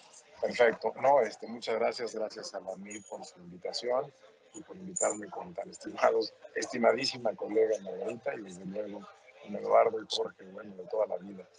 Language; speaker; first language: Spanish; native; Spanish